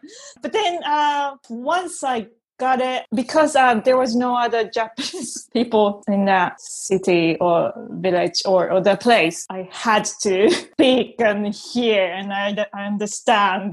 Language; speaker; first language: English; non-native, fluent; Japanese